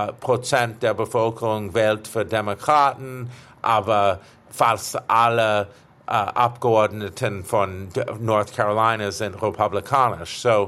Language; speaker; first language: German; non-native, fluent; English